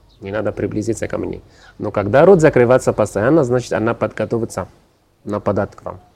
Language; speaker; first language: Russian; non-native, learner; Arabic